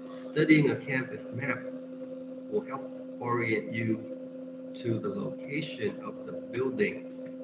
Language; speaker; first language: English; non-native, fluent; Vietnamese